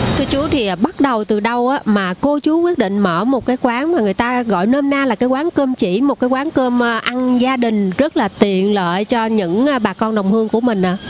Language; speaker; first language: Vietnamese; native; Vietnamese